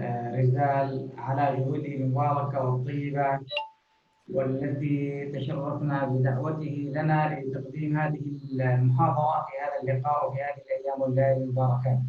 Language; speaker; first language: Arabic; native; Arabic